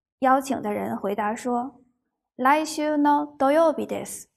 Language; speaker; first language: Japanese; non-native, fluent; Chinese